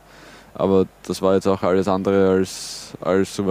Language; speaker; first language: German; native; German